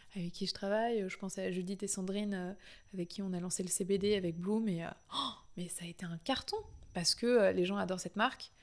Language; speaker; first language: French; native; French